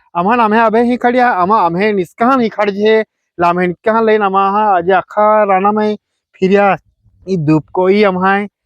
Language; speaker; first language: Gujarati; non-native, local second language; Bhili